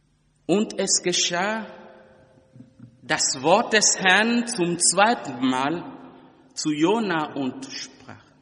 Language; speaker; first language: German; non-native, fluent; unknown